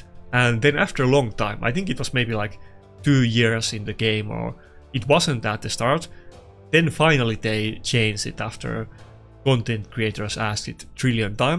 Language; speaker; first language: English; non-native, fluent; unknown